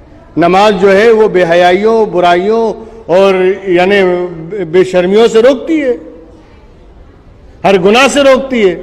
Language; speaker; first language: Urdu; native; Urdu